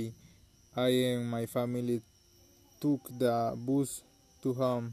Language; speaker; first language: English; non-native, learner; Spanish